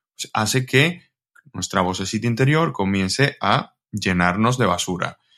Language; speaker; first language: Spanish; native; Spanish